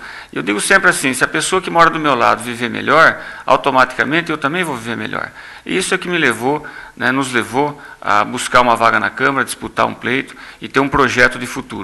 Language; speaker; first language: Portuguese; native; Portuguese